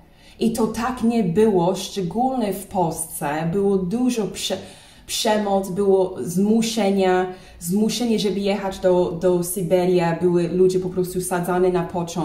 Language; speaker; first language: Polish; non-native, learner; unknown